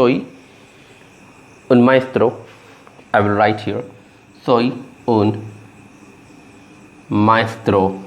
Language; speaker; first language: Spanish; non-native, learner; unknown